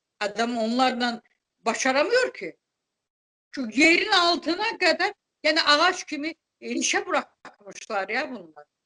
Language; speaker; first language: Turkish; non-native, fluent; Azerbaijani